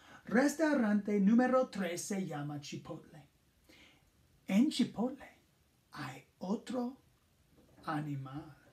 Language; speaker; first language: Spanish; non-native, fluent; English